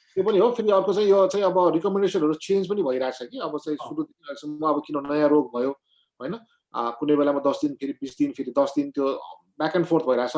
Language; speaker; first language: Nepali; native; Nepali